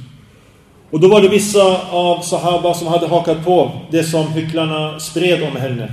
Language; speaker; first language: Swedish; early bilingual, other home language; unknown